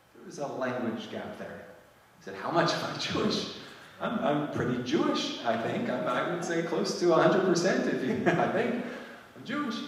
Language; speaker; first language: English; native; English